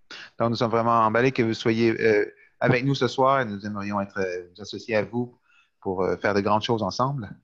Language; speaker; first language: French; native; French